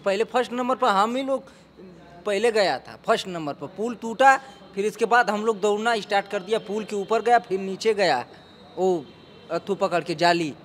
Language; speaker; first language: Hindi; native; Hindi